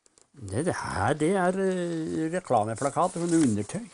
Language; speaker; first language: Norwegian; native; Norwegian